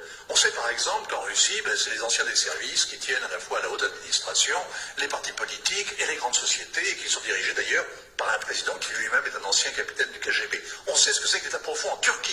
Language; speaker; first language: French; native; French